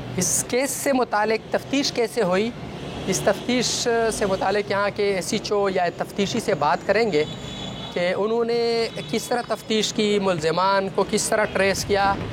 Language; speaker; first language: Urdu; non-native, local second language; Pashto